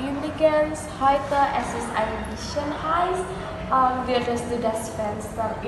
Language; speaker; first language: German; non-native, learner; Indonesian